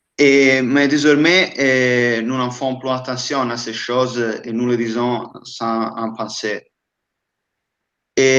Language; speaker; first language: French; non-native, fluent; Italian